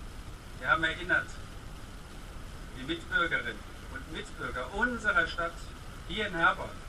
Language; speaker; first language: German; native; German